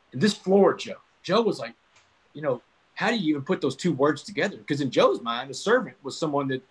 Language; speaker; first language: English; native; English